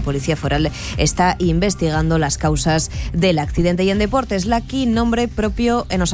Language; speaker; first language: Spanish; native; Spanish